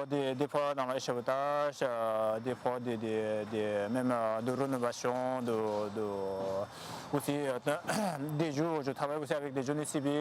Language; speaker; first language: French; non-native, fluent; Sherpa